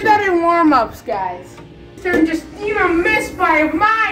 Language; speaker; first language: English; native; English